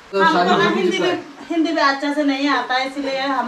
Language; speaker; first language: Hindi; non-native, local second language; Chakma